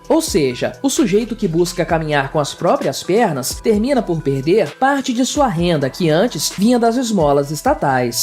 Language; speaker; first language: Portuguese; native; Portuguese